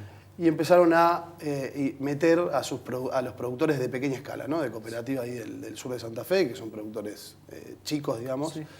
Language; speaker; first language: Spanish; native; Spanish